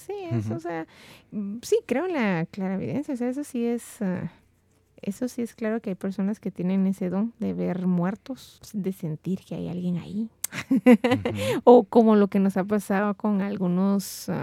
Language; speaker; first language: Spanish; native; Spanish